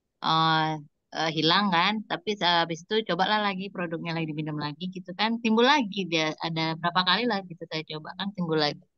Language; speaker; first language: Malay; native; Malay